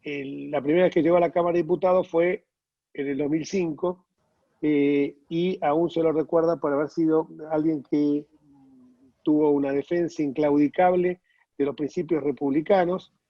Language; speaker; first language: Spanish; native; Spanish